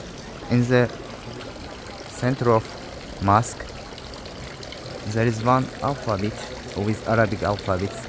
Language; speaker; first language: English; non-native, learner; Azerbaijani